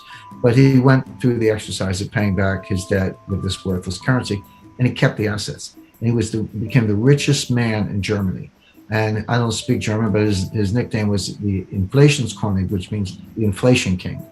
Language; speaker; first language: English; native; English